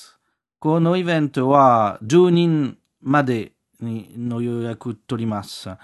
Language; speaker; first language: Japanese; non-native, learner; French